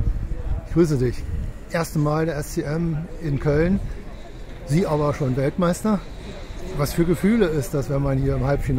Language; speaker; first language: German; native; German